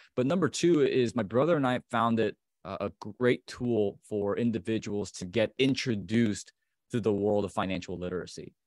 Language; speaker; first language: English; native; English